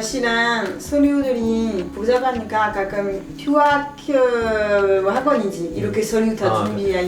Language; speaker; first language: Korean; non-native, learner; French